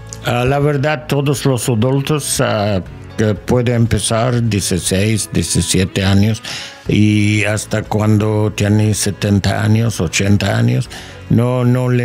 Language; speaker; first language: Spanish; non-native, fluent; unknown